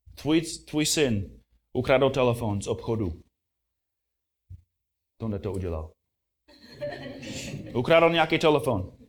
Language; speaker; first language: Czech; non-native, fluent; English